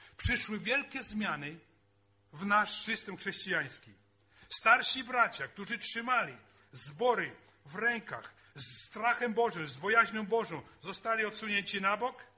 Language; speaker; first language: Polish; native; Polish